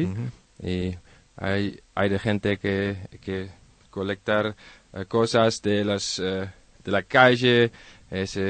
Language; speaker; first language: Spanish; non-native, learner; Dutch